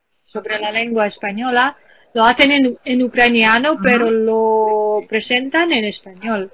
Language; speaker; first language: Spanish; non-native, fluent; Ukrainian